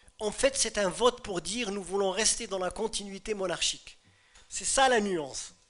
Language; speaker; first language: French; non-native, local second language; Arabic